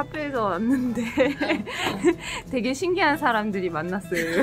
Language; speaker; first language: Korean; non-native, fluent; French